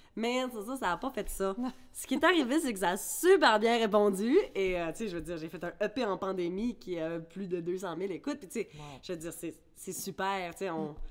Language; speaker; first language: French; early bilingual, other home language; English